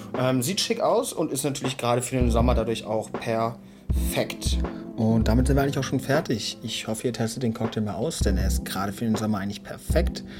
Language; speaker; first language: German; native; German